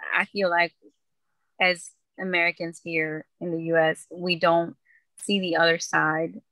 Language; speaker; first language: English; early bilingual, other home language; Spanish